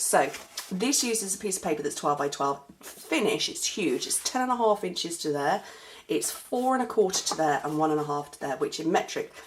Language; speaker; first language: English; native; English